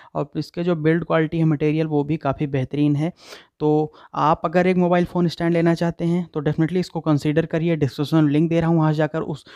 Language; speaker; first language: Hindi; native; Hindi